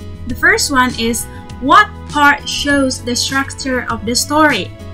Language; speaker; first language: English; non-native, fluent; Indonesian